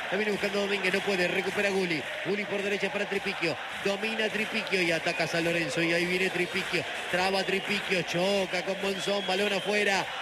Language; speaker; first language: Spanish; native; Spanish